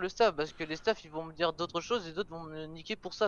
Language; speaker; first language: French; native; French